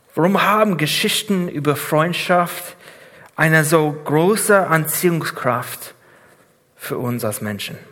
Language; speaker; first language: German; non-native, fluent; English